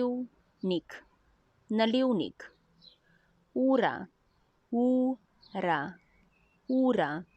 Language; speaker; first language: Slovenian; non-native, learner; Chinese